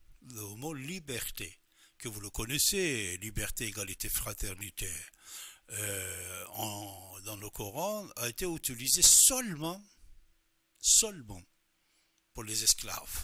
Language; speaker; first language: French; non-native, fluent; Persian